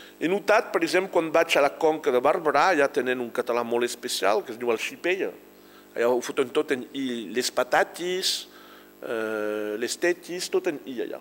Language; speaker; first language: Catalan; non-native, local second language; French